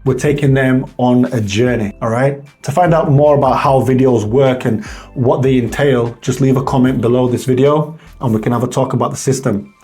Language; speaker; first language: English; native; English